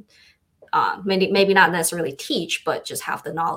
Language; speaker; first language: English; non-native, fluent; Chinese